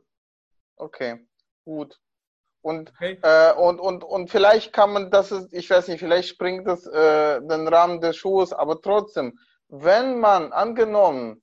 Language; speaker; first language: German; non-native, fluent; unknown